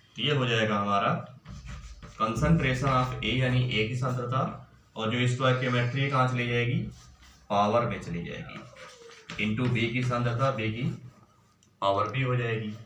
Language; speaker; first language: Hindi; native; Hindi